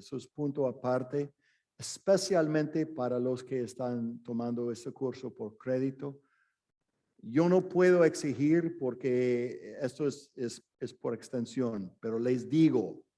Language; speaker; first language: Spanish; non-native, fluent; English